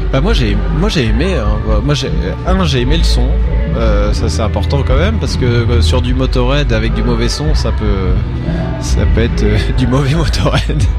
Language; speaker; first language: French; native; French